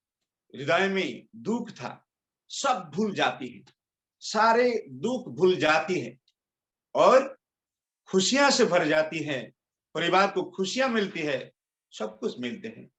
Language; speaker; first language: Hindi; non-native, local second language; Bangla